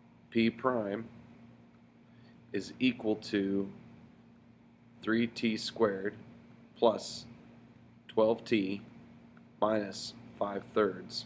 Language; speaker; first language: English; native; English